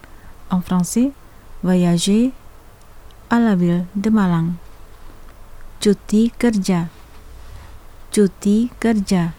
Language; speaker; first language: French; non-native, fluent; Indonesian